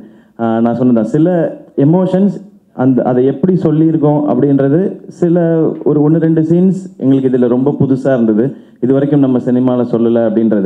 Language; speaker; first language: Tamil; native; Tamil